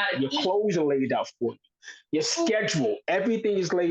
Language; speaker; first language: English; native; English